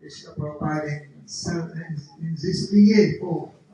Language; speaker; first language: French; non-native, local second language; Morisyen